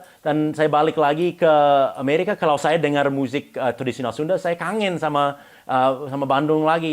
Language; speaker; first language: Indonesian; non-native, fluent; English